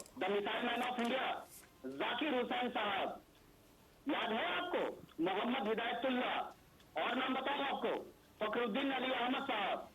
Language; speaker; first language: Hindi; native; Hindi